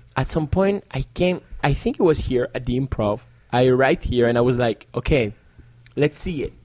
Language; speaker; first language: English; non-native, fluent; French